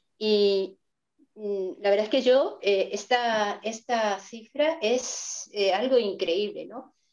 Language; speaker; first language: Spanish; non-native, fluent; Japanese